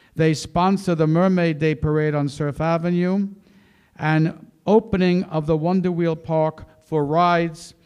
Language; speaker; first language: English; native; English